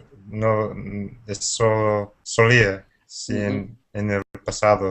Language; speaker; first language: Spanish; non-native, fluent; English